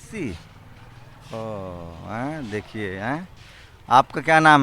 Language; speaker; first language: Hindi; native; Hindi